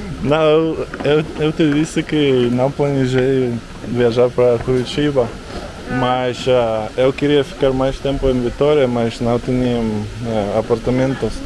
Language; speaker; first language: Portuguese; non-native, learner; Russian